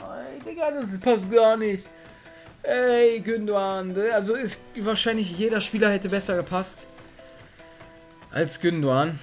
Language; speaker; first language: German; native; German